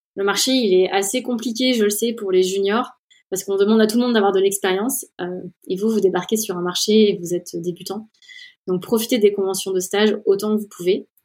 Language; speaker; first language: French; native; French